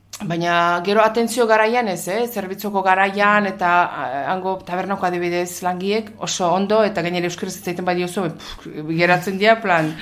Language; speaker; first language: Basque; non-native, fluent; Azerbaijani